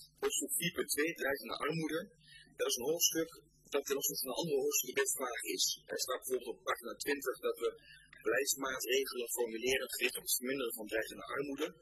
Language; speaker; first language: Dutch; native; Dutch